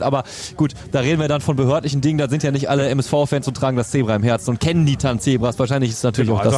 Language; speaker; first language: German; native; German